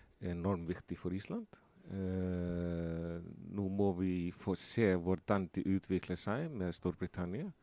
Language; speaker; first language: Norwegian; non-native, fluent; Icelandic